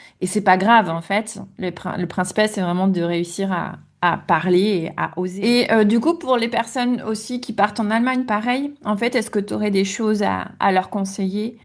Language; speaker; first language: French; native; French